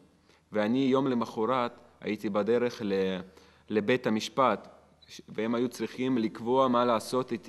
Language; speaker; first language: Hebrew; non-native, fluent; Russian